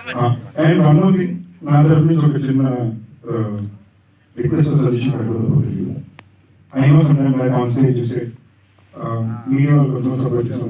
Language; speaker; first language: Telugu; non-native, fluent; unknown